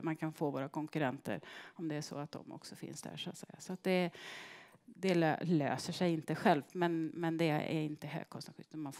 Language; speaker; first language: Swedish; native; Swedish